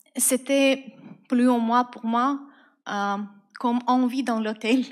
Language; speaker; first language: French; non-native, fluent; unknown